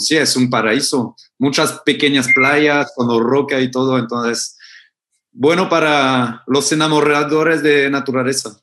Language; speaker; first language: Spanish; non-native, fluent; French